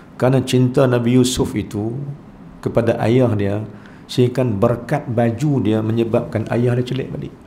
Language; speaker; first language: Malay; native; Malay